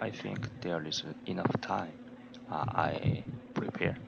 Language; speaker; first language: English; non-native, learner; Korean